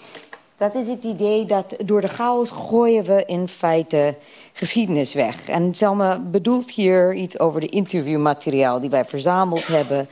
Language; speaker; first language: Dutch; non-native, fluent; English